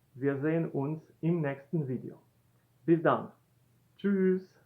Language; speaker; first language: German; non-native, fluent; Polish